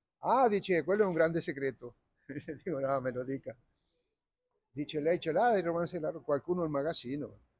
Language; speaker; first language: Italian; non-native, fluent; Spanish